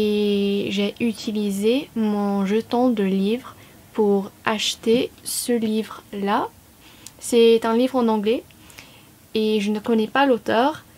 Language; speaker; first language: French; non-native, fluent; English